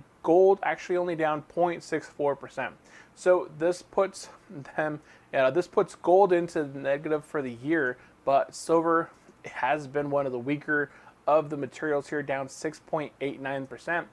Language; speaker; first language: English; native; English